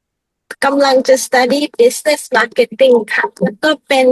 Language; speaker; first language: Thai; early bilingual, heritage; Thai